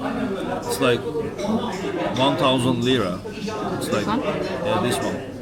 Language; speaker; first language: English; non-native, learner; Turkish